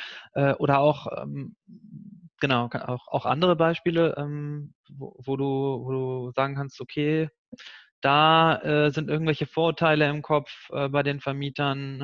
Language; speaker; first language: German; native; German